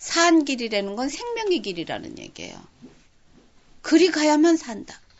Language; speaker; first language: Korean; native; Korean